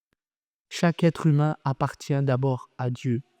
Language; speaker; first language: French; native; French